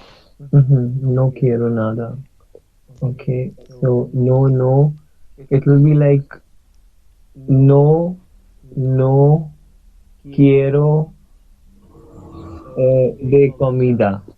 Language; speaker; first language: Spanish; non-native, learner; English